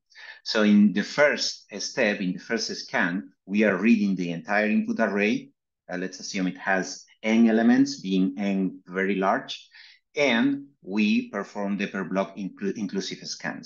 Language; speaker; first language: English; non-native, fluent; Spanish